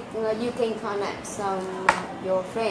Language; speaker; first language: English; non-native, learner; Vietnamese